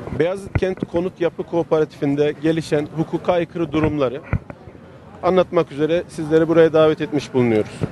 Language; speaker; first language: Turkish; native; Turkish